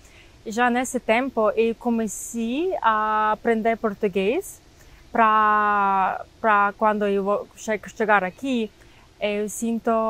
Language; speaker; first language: Portuguese; non-native, fluent; Ukrainian